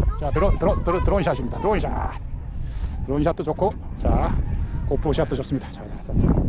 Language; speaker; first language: Korean; native; Korean